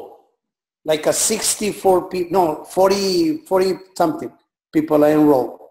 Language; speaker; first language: English; non-native, learner; Spanish